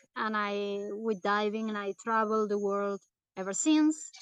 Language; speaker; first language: English; non-native, fluent; Portuguese